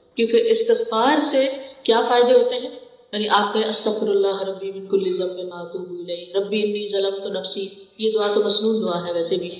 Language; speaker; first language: Urdu; native; Urdu